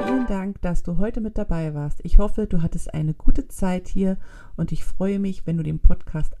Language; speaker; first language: German; native; German